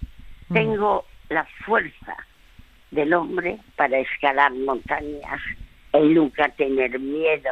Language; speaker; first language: Spanish; non-native, fluent; French